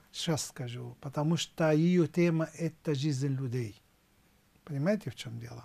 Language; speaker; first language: Russian; non-native, fluent; Arabic